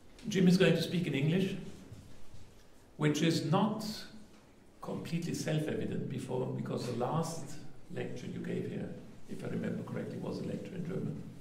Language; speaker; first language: English; non-native, fluent; German